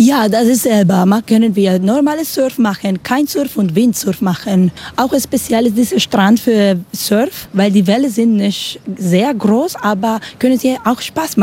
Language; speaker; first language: German; non-native, learner; Spanish